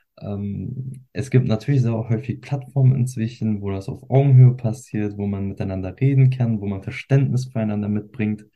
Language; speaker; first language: German; early bilingual, other home language; Turkish